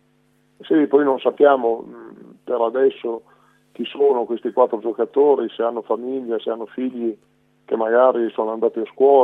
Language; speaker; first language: Italian; native; Italian